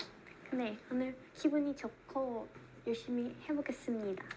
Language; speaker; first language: Korean; non-native, learner; Thai